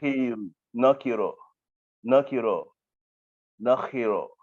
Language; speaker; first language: Arabic; non-native, learner; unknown